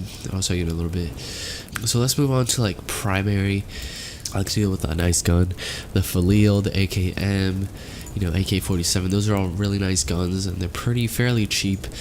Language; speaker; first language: English; native; English